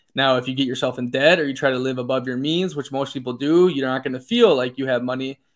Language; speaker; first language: English; native; English